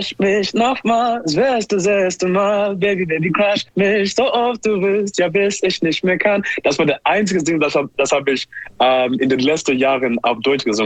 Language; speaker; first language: German; non-native, learner; English